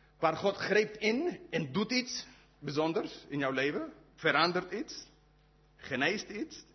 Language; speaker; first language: Dutch; non-native, fluent; English